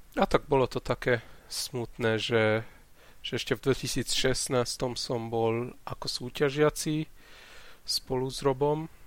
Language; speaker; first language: Slovak; non-native, local second language; Hungarian